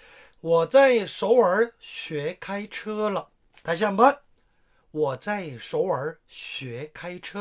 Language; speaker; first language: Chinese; non-native, fluent; Korean